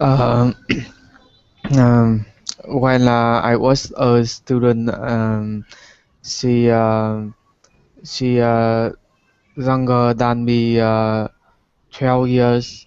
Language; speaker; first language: English; non-native, learner; Vietnamese